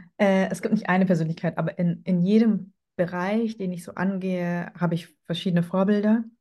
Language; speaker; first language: German; early bilingual, other home language; Vietnamese